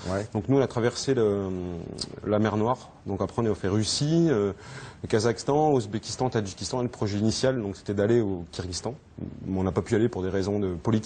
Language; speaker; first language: French; native; French